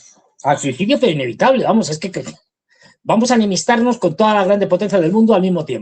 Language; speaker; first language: Spanish; native; Spanish